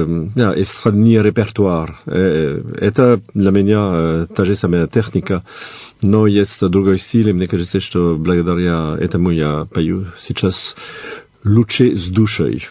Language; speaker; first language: Russian; non-native, fluent; French